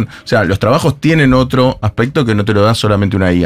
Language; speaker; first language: Spanish; native; Spanish